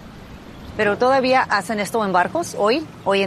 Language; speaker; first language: Spanish; non-native, learner; English